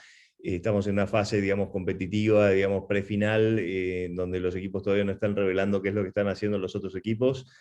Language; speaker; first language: Spanish; native; Spanish